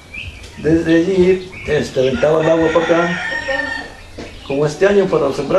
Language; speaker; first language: Spanish; native; Spanish